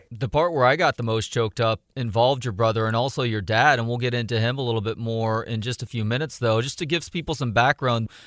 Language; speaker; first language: English; native; English